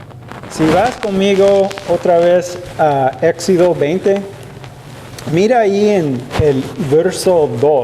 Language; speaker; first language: Spanish; non-native, learner; English